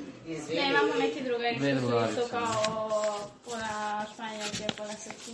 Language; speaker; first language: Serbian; early bilingual, heritage; Spanish